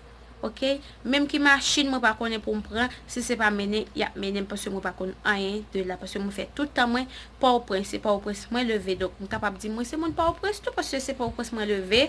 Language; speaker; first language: French; non-native, learner; Haitian Creole